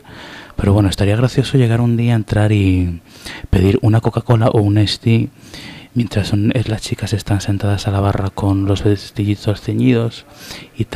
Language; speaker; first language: Spanish; native; Spanish